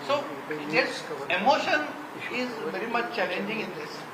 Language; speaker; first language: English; non-native, local second language; Konkani